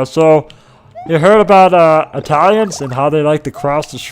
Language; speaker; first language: English; native; English